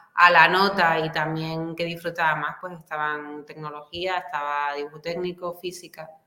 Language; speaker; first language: Spanish; native; Spanish